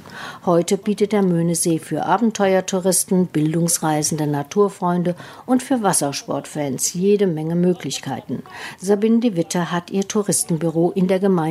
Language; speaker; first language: German; native; German